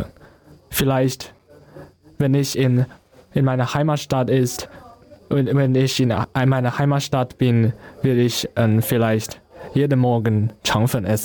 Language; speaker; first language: German; non-native, learner; Chinese